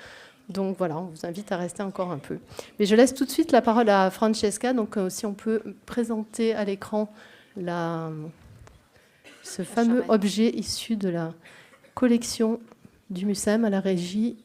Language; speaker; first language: French; native; French